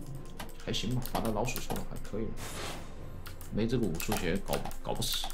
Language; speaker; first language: Chinese; native; Chinese